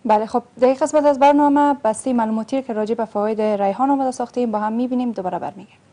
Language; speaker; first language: Persian; native; Persian